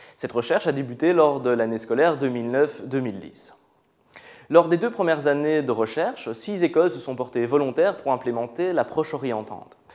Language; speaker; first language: French; native; French